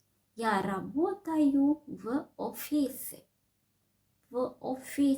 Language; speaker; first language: Russian; non-native, fluent; Sinhala